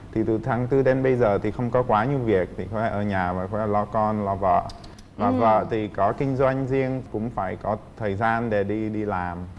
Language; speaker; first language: Vietnamese; non-native, fluent; Czech